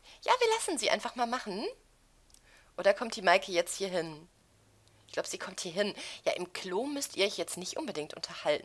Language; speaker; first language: German; native; German